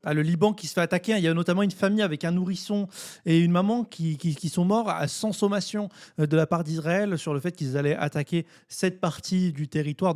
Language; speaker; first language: French; native; French